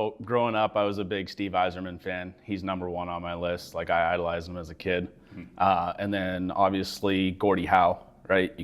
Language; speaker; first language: English; native; English